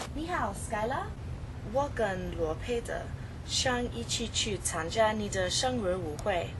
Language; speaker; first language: Chinese; non-native, learner; English